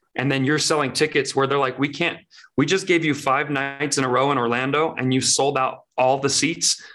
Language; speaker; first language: English; early bilingual, other home language; Persian